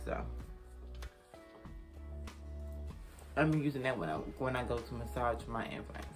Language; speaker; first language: English; native; English